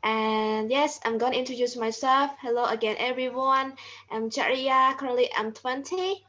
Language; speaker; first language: English; non-native, learner; Khmer